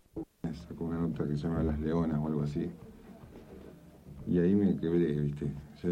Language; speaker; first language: Spanish; native; Spanish